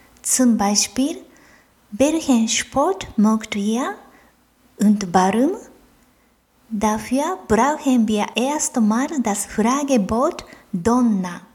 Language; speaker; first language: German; non-native, fluent; Japanese